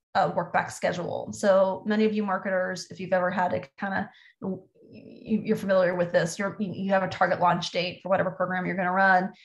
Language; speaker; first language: English; native; English